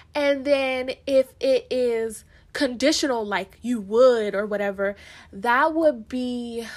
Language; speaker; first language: English; early bilingual, other home language; Haitian Creole